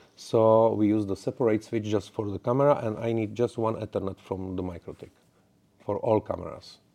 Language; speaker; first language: English; non-native, learner; Czech